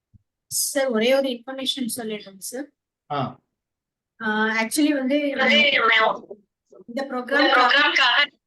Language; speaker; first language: Tamil; native; Tamil